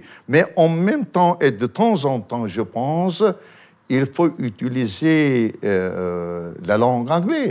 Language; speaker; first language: French; non-native, fluent; Armenian